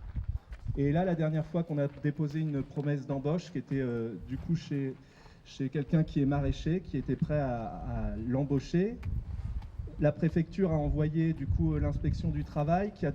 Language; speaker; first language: French; native; French